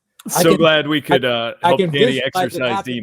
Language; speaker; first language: English; native; English